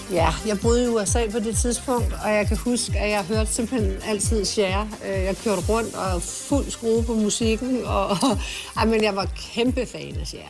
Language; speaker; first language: Danish; native; Danish